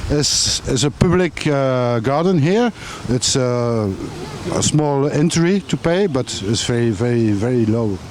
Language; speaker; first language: English; non-native, fluent; French